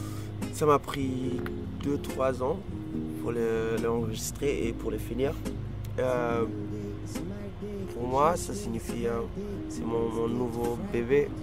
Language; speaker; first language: French; non-native, fluent; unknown